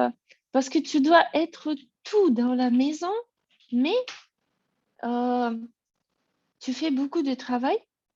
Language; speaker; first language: French; non-native, learner; Russian